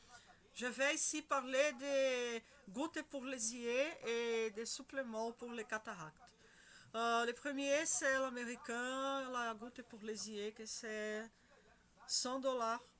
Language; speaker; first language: French; non-native, learner; Spanish